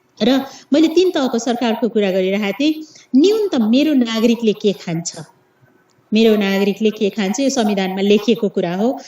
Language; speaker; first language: Nepali; non-native, local second language; Awadhi